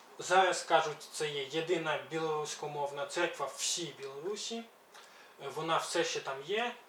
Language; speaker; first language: Ukrainian; early bilingual, other home language; Belarusian